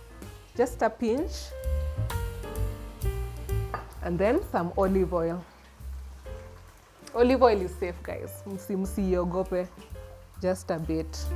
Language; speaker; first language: English; non-native, local second language; Swahili